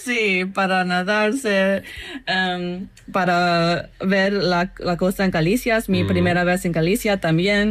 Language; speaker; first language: Spanish; non-native, learner; English